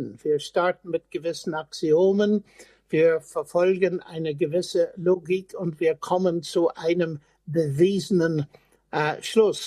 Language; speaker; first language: German; non-native, fluent; English